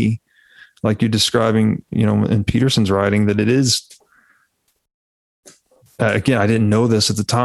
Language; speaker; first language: English; native; English